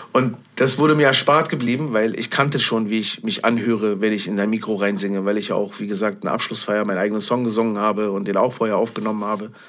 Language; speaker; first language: German; native; German